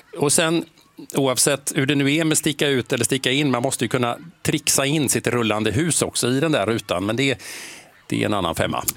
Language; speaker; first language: Swedish; native; Swedish